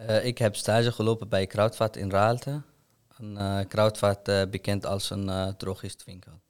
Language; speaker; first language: Dutch; non-native, learner; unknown